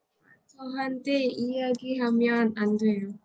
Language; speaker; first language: Korean; non-native, learner; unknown